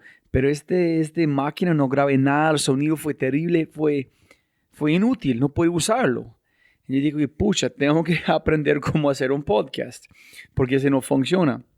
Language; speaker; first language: Spanish; non-native, fluent; English